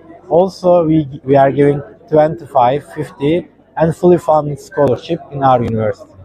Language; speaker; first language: English; non-native, fluent; Turkish